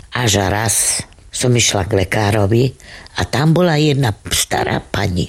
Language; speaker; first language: Slovak; non-native, local second language; Romany